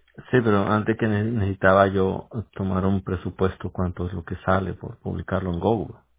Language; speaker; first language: Spanish; native; Spanish